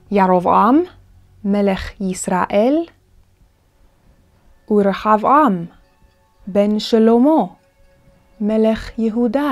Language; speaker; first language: Hebrew; non-native, fluent; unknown